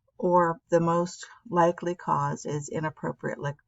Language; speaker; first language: English; native; English